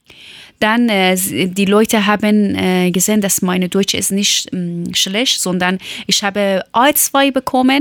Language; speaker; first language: German; non-native, learner; Persian